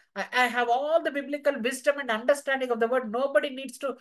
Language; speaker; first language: English; non-native, local second language; Telugu